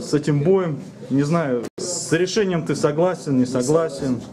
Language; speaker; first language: Russian; native; Russian